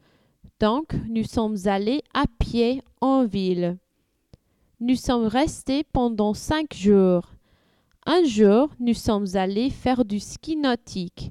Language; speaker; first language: French; non-native, learner; English